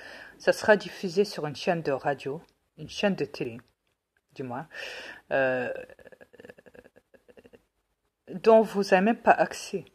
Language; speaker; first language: French; native; French